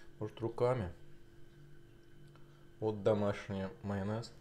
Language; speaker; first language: Russian; non-native, local second language; Azerbaijani